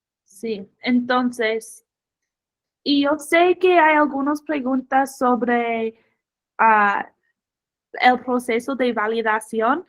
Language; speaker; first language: Spanish; non-native, fluent; English